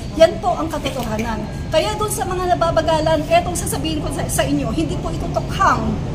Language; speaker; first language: Filipino; non-native, local second language; Cebuano